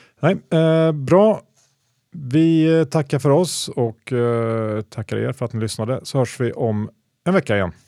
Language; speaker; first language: Swedish; native; Swedish